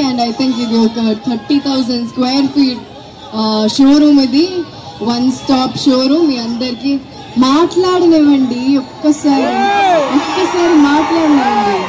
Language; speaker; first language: Telugu; non-native, local second language; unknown